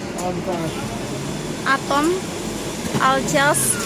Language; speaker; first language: Turkish; non-native, learner; Indonesian